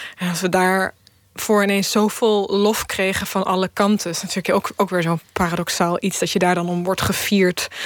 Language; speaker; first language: Dutch; early bilingual, other home language; Bosnian